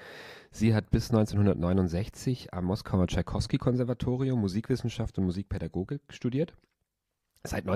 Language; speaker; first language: German; native; German